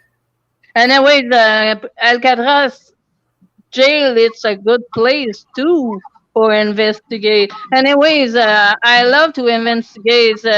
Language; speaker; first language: English; non-native, local second language; French